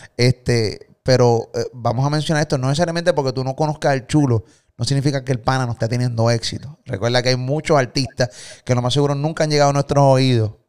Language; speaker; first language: Spanish; native; Spanish